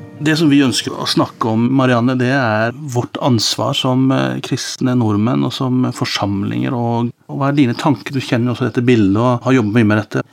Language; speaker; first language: Norwegian; native; Norwegian